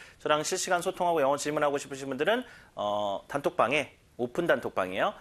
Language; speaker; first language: Korean; native; Korean